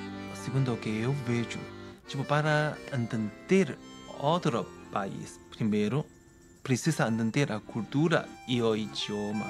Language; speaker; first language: Portuguese; non-native, fluent; Chinese